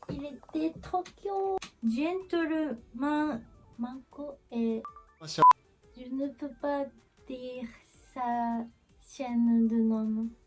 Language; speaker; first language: French; non-native, learner; Japanese